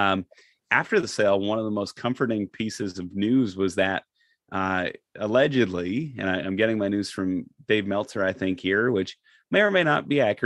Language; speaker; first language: English; native; English